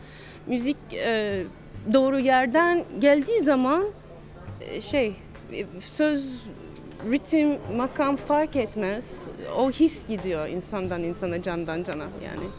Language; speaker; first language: Turkish; non-native, fluent; English